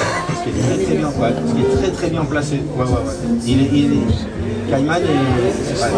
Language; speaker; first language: French; native; French